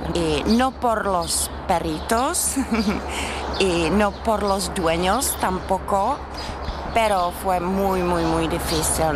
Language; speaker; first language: Spanish; non-native, learner; Czech